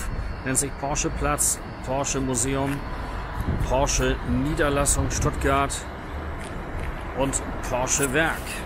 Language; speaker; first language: German; native; German